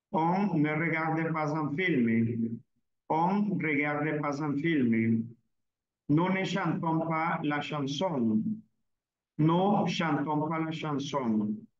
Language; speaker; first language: French; non-native, fluent; Spanish